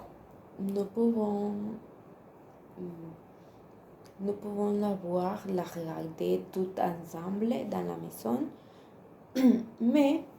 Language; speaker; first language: French; non-native, learner; Spanish